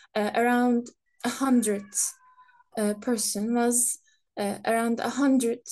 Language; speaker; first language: English; non-native, fluent; Turkish